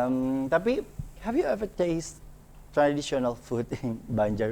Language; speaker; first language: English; non-native, learner; Indonesian